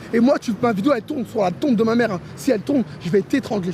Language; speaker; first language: French; native; French